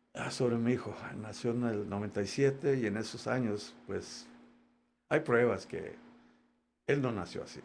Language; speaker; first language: Spanish; early bilingual, heritage; Spanish